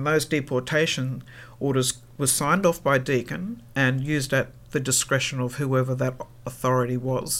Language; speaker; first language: English; native; English